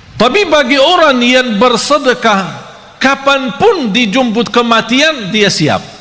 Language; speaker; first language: Malay; non-native, fluent; Arabic